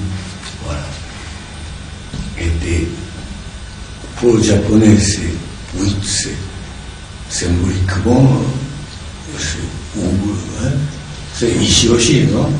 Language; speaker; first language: French; non-native, learner; Japanese